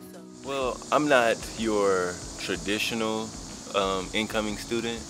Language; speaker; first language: English; native; English